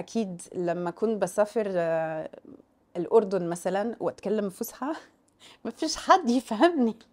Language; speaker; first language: Arabic; non-native, fluent; French